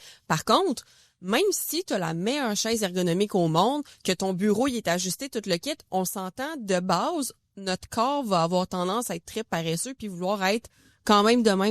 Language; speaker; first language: French; native; French